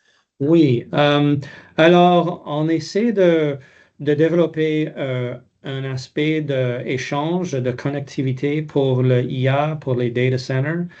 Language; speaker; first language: French; non-native, local second language; English